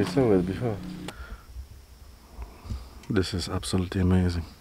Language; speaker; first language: English; non-native, fluent; Polish